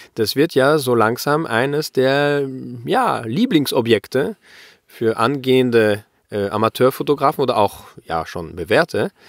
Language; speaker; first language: German; early bilingual, heritage; German